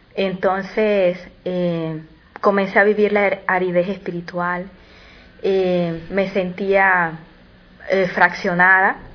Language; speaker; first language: Spanish; native; Spanish